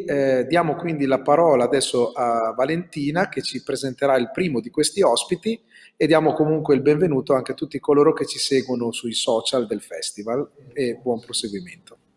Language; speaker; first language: Italian; native; Italian